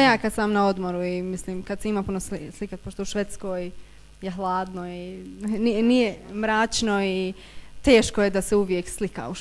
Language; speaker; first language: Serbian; early bilingual, heritage; Bosnian